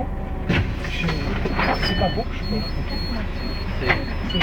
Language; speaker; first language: French; non-native, fluent; Portuguese